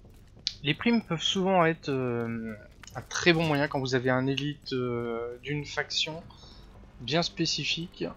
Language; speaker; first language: French; native; French